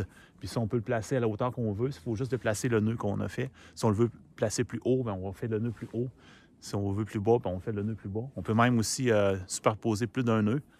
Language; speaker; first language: French; native; French